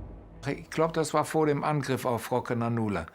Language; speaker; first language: German; native; German